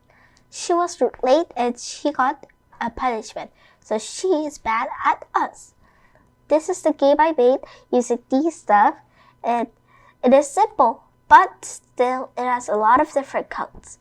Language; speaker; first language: English; non-native, fluent; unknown